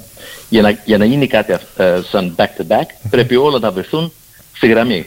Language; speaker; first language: Greek; early bilingual, heritage; Greek